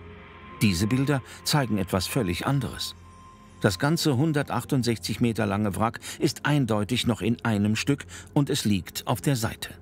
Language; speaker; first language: German; native; German